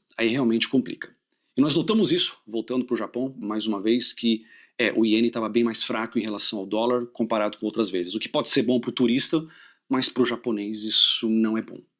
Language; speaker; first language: Portuguese; native; Portuguese